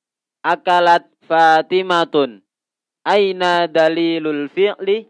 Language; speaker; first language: Arabic; non-native, learner; Indonesian